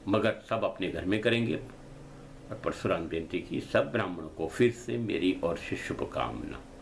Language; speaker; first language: Hindi; non-native, local second language; Gujarati